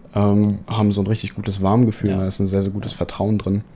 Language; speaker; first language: German; native; German